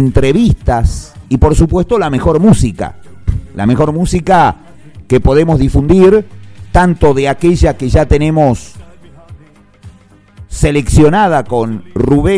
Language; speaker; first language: Spanish; native; Spanish